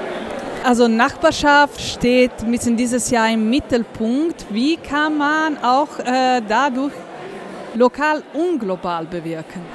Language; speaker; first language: German; native; German